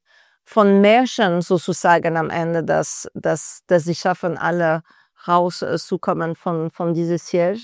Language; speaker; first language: German; non-native, fluent; French